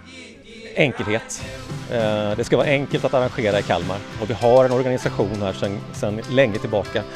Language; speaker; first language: Swedish; native; Swedish